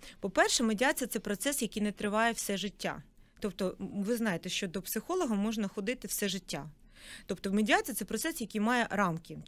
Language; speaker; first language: Ukrainian; non-native, local second language; Russian